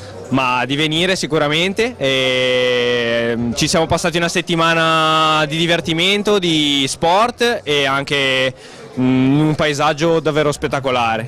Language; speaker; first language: Italian; native; Italian